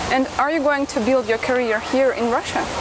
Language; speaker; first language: English; non-native, fluent; Russian